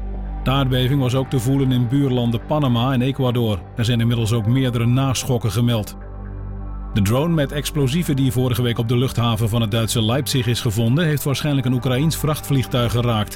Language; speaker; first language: Dutch; native; Dutch